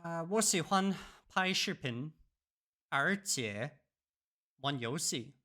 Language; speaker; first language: Chinese; non-native, learner; English